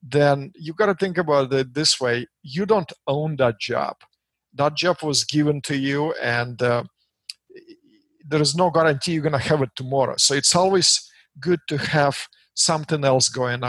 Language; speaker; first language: English; non-native, fluent; Russian